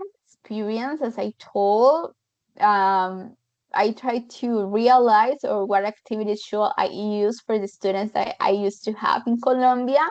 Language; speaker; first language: English; non-native, fluent; Spanish